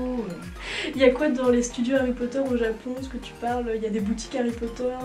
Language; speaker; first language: French; native; French